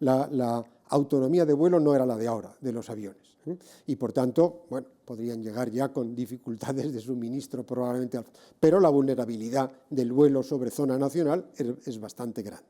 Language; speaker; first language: Spanish; native; Spanish